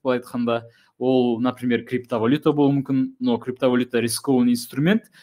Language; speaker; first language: Russian; non-native, local second language; Kazakh